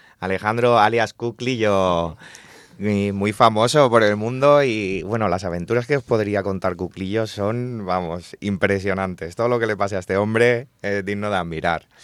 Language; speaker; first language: Spanish; native; Spanish